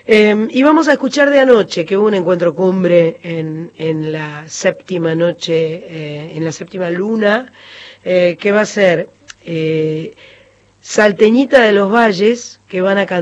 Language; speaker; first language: Spanish; native; Spanish